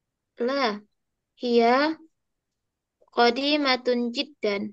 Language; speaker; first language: Arabic; non-native, learner; Indonesian